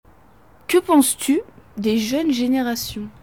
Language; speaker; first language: French; native; French